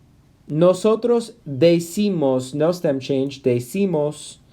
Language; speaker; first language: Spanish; non-native, fluent; English